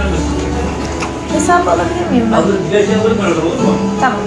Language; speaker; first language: Indonesian; native; Indonesian